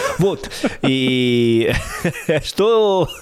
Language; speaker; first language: Russian; non-native, learner; Italian